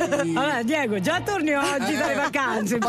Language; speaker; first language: Italian; native; Italian